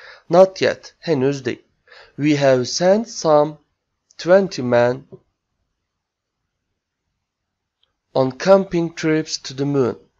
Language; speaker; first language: English; non-native, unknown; Turkish